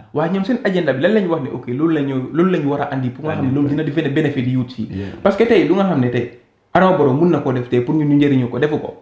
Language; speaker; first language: Wolof; native; Wolof